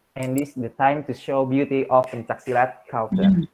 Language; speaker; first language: English; non-native, learner; Indonesian